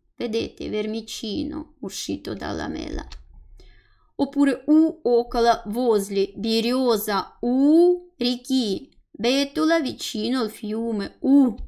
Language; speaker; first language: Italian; non-native, fluent; Russian